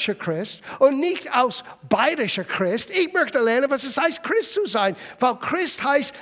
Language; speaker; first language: German; non-native, fluent; English